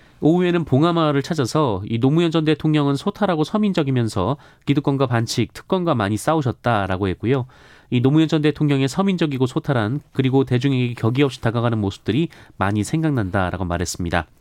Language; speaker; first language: Korean; native; Korean